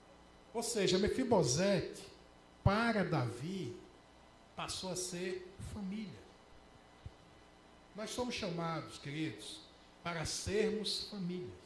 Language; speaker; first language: Portuguese; native; Portuguese